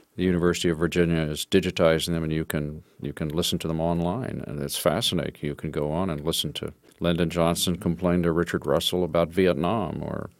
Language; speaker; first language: English; native; English